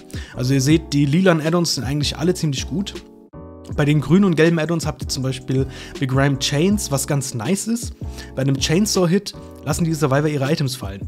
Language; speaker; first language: German; native; German